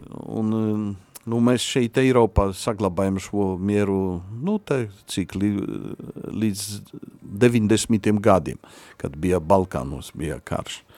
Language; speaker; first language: Latvian; non-native, fluent; Polish